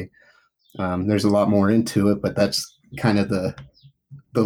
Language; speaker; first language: English; native; English